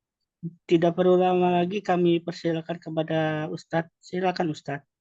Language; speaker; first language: Indonesian; native; Indonesian